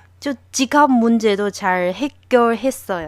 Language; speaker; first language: Korean; non-native, learner; Chinese